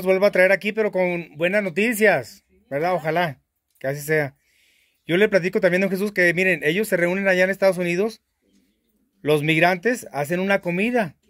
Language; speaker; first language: Spanish; native; Spanish